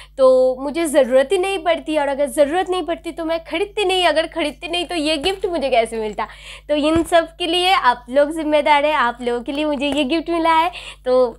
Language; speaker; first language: Hindi; non-native, local second language; Bangla